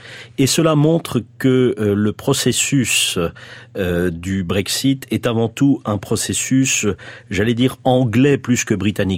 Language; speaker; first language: French; native; French